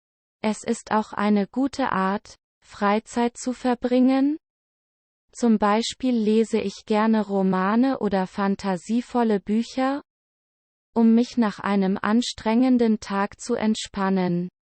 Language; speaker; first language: German; non-native, learner; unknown